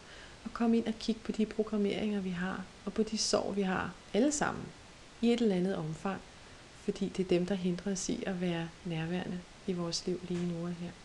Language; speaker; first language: Danish; native; Danish